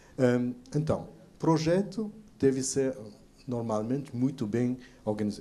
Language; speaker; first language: Portuguese; non-native, fluent; French